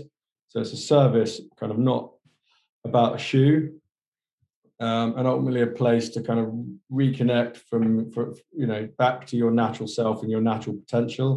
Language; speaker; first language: English; native; English